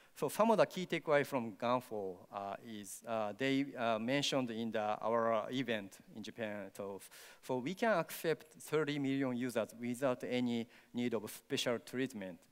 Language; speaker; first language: English; non-native, learner; Japanese